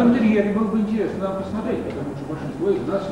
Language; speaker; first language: Russian; native; Russian